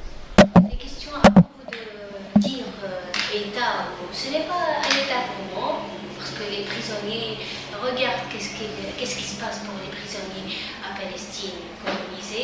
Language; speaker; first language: French; non-native, local second language; Arabic